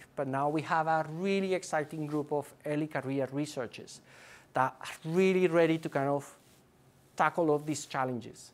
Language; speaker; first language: English; non-native, fluent; Spanish